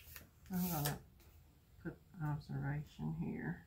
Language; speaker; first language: English; native; English